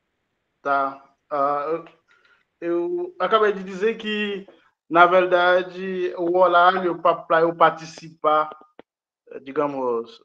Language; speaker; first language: Portuguese; non-native, fluent; Haitian Creole